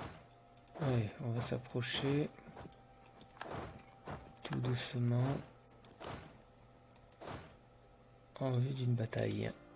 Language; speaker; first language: French; native; French